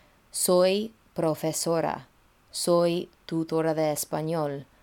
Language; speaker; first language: Spanish; non-native, fluent; English